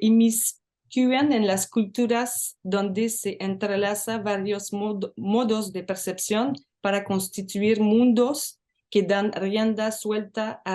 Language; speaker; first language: Spanish; non-native, learner; French